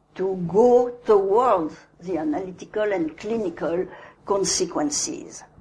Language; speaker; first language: English; non-native, fluent; French